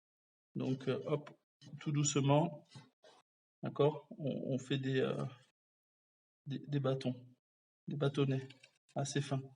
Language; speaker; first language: French; native; French